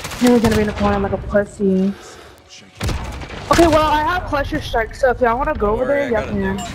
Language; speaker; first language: English; native; English